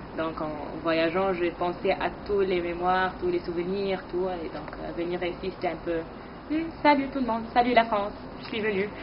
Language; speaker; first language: French; non-native, fluent; Arabic